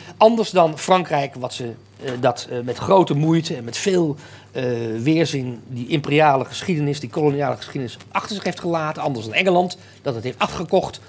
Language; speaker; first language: Dutch; native; Dutch